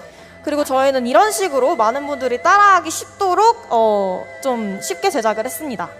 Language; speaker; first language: Korean; native; Korean